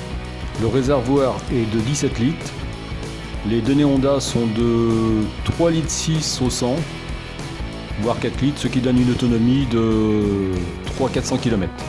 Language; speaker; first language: French; native; French